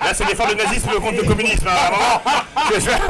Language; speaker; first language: French; native; French